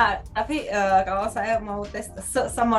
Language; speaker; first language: Indonesian; non-native, fluent; Russian